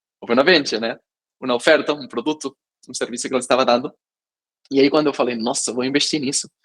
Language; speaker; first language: Portuguese; non-native, fluent; Catalan